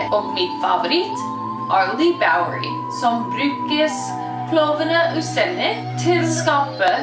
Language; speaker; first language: Norwegian; non-native, learner; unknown